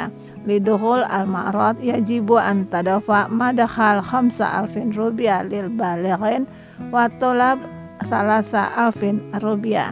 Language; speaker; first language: Arabic; non-native, fluent; Indonesian